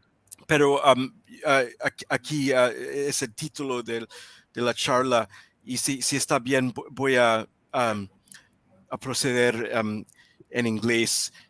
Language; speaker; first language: Spanish; non-native, learner; English